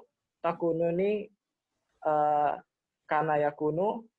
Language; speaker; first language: Arabic; non-native, learner; Indonesian